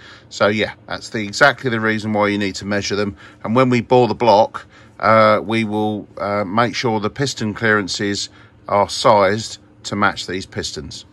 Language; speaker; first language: English; native; English